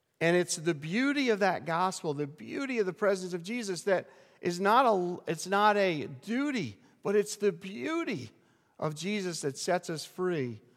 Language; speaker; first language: English; native; English